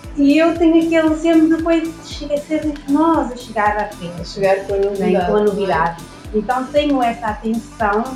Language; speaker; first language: Portuguese; non-native, local second language; Kabuverdianu